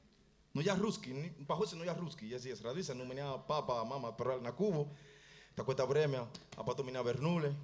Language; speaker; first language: Russian; early bilingual, heritage; Russian